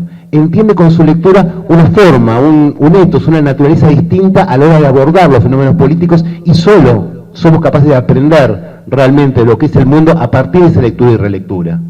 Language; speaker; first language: Spanish; native; Spanish